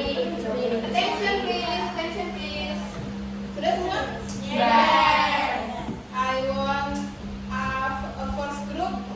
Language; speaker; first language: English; non-native, learner; Indonesian